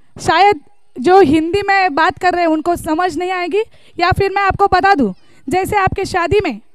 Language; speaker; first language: Hindi; non-native, local second language; Marathi